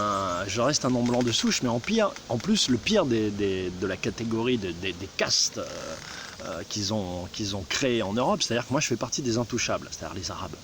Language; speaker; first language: French; native; French